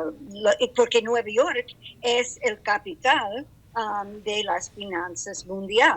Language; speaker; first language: Spanish; non-native, learner; English